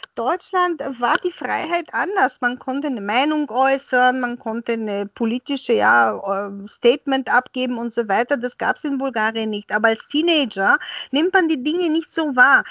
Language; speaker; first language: German; early bilingual, other home language; Bulgarian